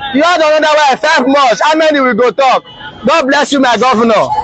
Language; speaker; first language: Nigerian Pidgin; non-native, local second language; Bini